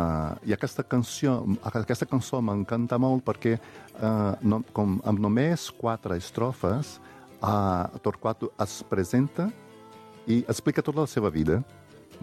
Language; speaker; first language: Catalan; non-native, fluent; Portuguese